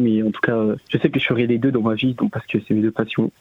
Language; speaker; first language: French; native; French